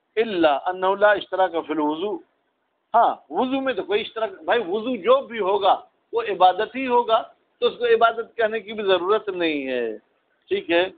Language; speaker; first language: Urdu; non-native, local second language; Sindhi